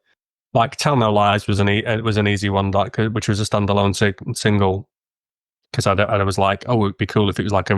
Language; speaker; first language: English; native; English